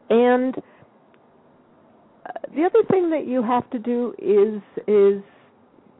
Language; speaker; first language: English; native; English